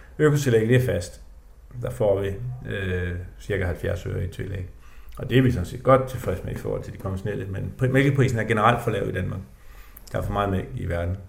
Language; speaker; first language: Danish; native; Danish